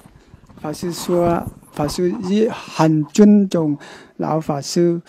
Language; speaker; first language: Chinese; non-native, local second language; Vietnamese